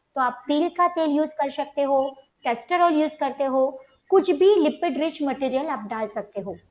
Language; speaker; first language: Hindi; non-native, local second language; Gujarati